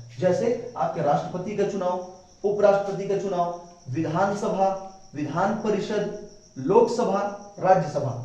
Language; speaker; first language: Hindi; native; Hindi